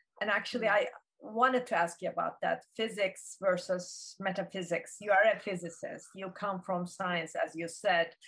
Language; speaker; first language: English; non-native, fluent; Turkish